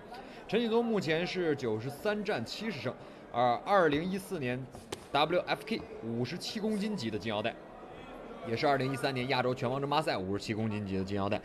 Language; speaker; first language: Chinese; native; Chinese